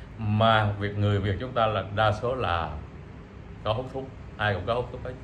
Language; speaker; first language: Vietnamese; native; Vietnamese